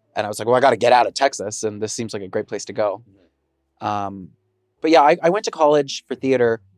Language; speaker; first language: English; native; English